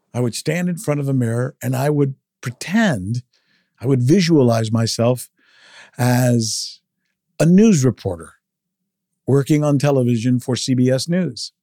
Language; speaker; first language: English; early bilingual, other home language; Spanish